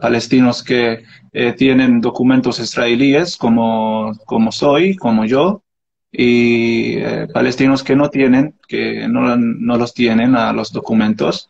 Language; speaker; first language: Spanish; non-native, learner; Arabic